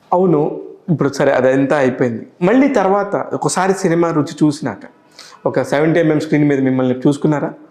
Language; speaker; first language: Telugu; native; Telugu